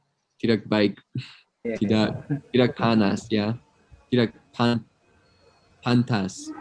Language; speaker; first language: Indonesian; non-native, fluent; English